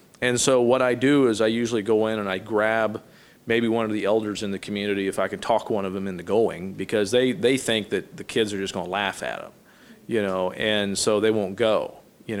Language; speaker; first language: English; native; English